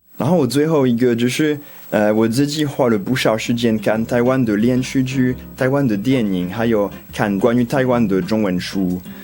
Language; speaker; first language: Chinese; non-native, fluent; French